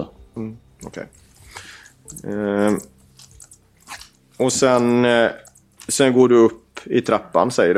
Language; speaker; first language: Swedish; native; Swedish